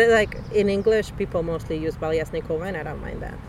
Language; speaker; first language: English; non-native, fluent; Russian